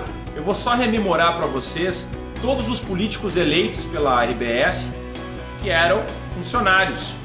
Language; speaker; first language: Portuguese; native; Portuguese